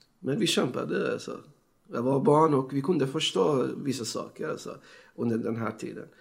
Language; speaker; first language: Swedish; non-native, fluent; Persian